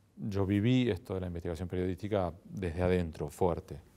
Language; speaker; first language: Spanish; native; Spanish